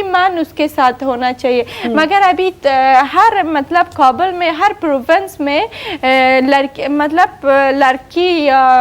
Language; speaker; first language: Hindi; non-native, learner; Persian